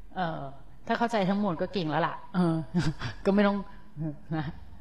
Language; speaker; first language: Thai; native; Thai